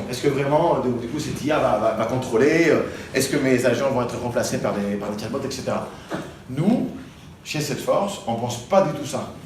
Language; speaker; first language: French; non-native, fluent; Spanish